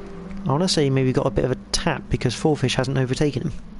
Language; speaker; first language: English; native; English